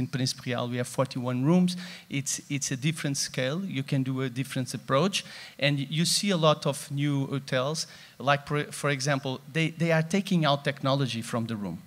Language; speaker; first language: English; non-native, fluent; Portuguese